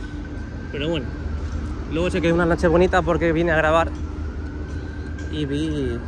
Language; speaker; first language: Spanish; native; Spanish